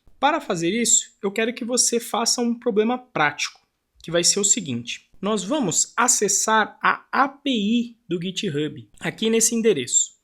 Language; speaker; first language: Portuguese; native; Portuguese